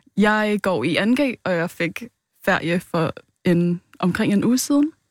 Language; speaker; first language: Danish; early bilingual, other home language; Vietnamese